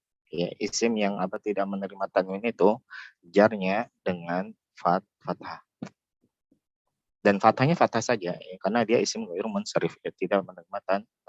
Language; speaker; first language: Indonesian; native; Indonesian